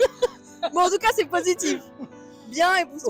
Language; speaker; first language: French; native; French